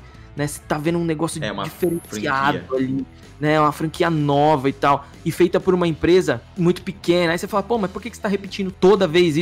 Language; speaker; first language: Portuguese; native; Portuguese